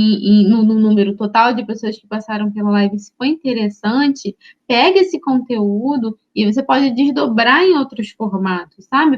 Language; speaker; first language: Portuguese; native; Portuguese